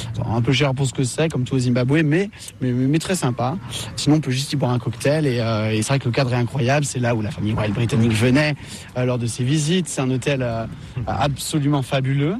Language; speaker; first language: French; native; French